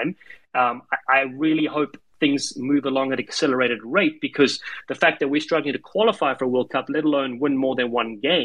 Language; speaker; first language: English; native; English